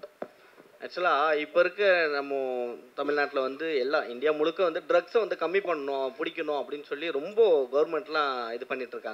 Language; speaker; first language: Tamil; native; Tamil